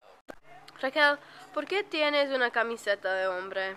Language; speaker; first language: Spanish; non-native, learner; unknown